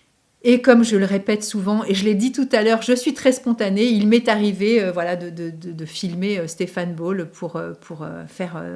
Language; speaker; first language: French; native; French